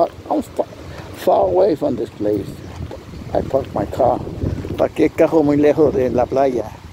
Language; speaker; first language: English; non-native, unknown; Spanish